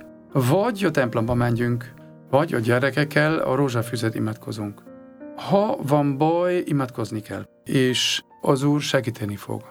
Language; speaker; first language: Hungarian; non-native, learner; German